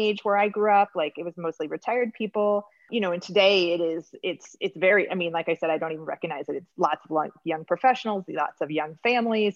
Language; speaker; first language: English; native; English